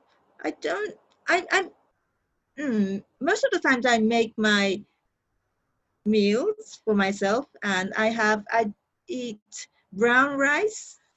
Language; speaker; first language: English; non-native, learner; Japanese